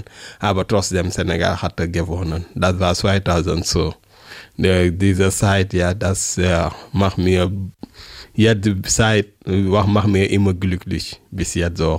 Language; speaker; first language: German; non-native, learner; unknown